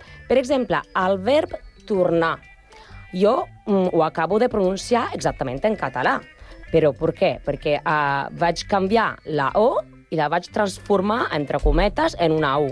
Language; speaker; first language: Catalan; non-native, learner; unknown